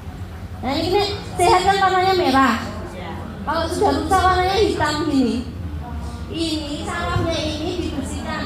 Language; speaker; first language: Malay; non-native, local second language; Javanese